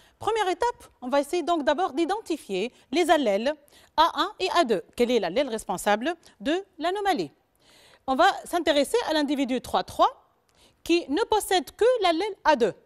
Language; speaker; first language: French; non-native, local second language; Arabic